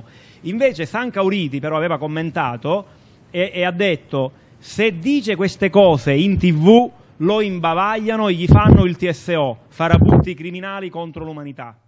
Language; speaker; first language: Italian; native; Italian